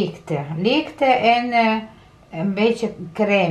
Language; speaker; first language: Dutch; non-native, learner; Italian